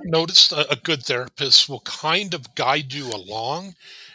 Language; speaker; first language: English; native; English